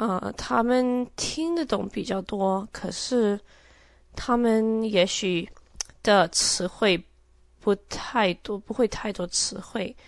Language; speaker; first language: Chinese; early bilingual, heritage; Chinese